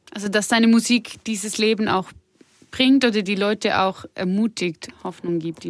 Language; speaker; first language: German; native; German